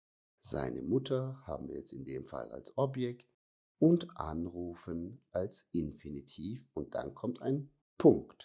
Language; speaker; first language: German; non-native, fluent; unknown